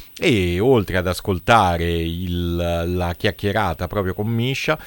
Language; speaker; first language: Italian; native; Italian